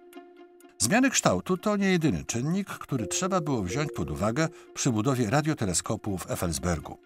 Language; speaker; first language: Polish; native; Polish